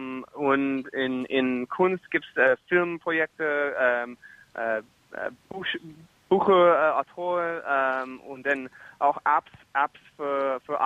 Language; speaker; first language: German; non-native, fluent; English